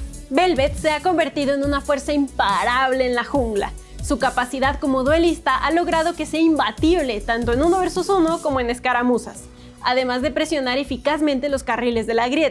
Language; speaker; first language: Spanish; native; Spanish